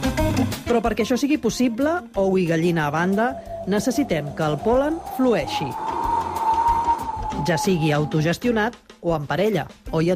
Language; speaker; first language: Catalan; native; Catalan